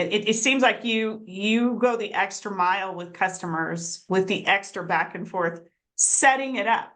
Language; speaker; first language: English; native; English